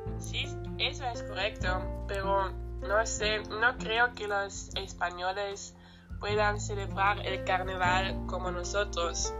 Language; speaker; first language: Spanish; non-native, learner; German